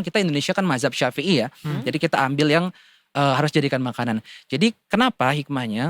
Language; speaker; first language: Indonesian; native; Indonesian